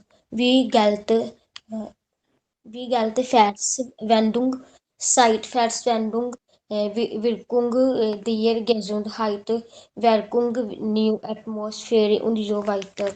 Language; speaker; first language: German; non-native, learner; Hindi